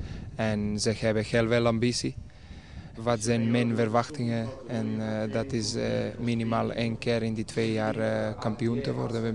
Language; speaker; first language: Dutch; non-native, fluent; Serbian